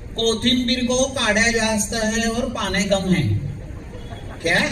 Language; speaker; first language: Hindi; non-native, local second language; Marathi